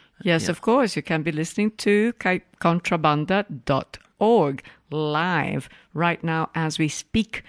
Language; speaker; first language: English; non-native, fluent; Portuguese